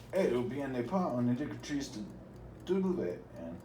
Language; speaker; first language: French; non-native, learner; English